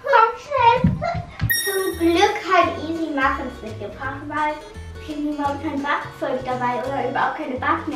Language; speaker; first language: German; native; German